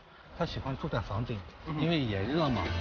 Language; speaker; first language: Chinese; native; Chinese